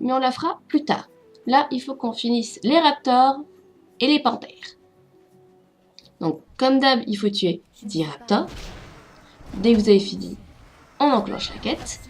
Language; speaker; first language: French; native; French